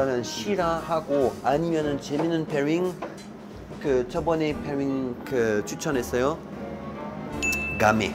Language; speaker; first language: Korean; non-native, learner; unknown